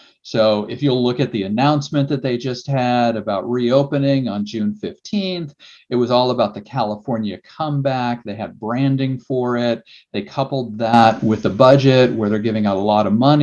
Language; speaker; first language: English; native; English